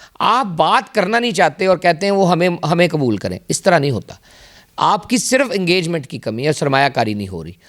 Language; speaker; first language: Urdu; non-native, local second language; Punjabi